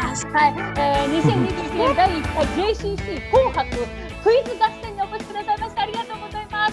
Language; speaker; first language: Japanese; native; Japanese